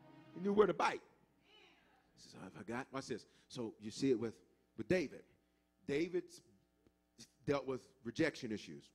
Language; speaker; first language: English; native; English